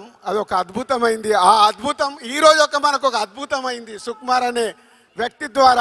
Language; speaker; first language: Telugu; native; Telugu